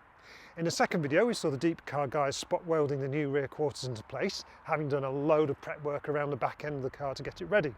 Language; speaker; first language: English; native; English